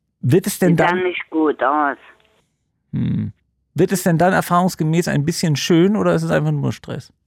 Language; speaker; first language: German; native; German